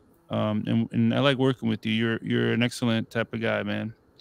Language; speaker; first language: English; non-native, fluent; Spanish